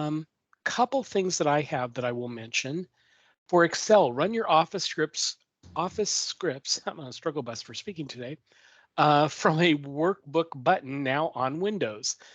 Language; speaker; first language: English; native; English